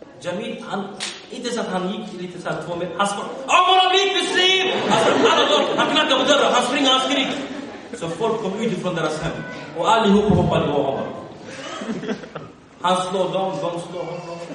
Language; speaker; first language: Swedish; early bilingual, other home language; Arabic